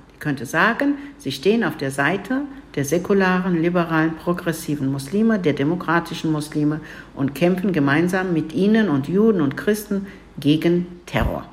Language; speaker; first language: German; early bilingual, other home language; Turkish